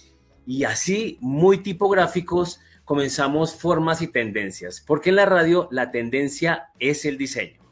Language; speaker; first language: Spanish; native; Spanish